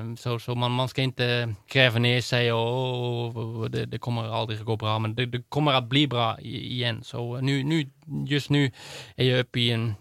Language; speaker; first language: Swedish; non-native, fluent; Dutch